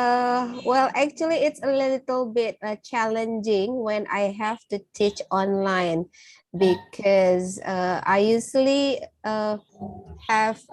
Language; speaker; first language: English; non-native, fluent; Indonesian